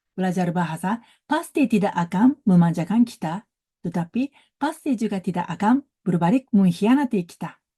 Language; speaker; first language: Indonesian; non-native, learner; Japanese